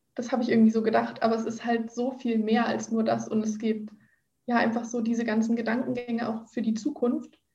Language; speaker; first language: German; native; German